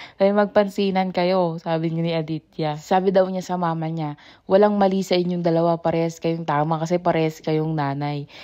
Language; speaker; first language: Filipino; native; Filipino